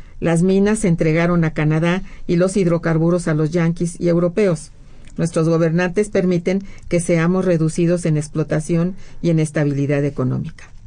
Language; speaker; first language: Spanish; native; Spanish